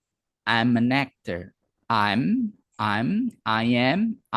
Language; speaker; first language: English; non-native, fluent; Indonesian